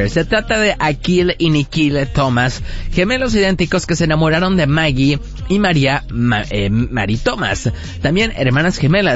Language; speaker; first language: Spanish; native; Spanish